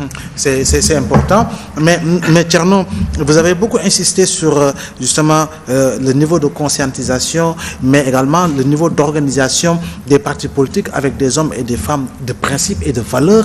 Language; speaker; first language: French; non-native, local second language; Wolof